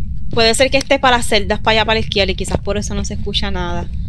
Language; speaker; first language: Spanish; native; Spanish